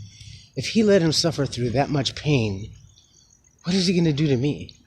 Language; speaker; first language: English; native; English